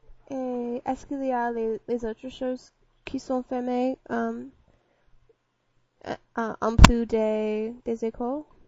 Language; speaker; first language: French; non-native, learner; English